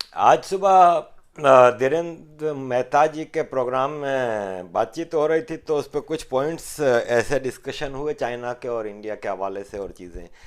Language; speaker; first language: Urdu; native; Urdu